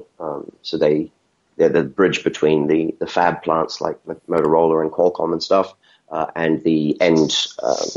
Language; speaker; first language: English; native; English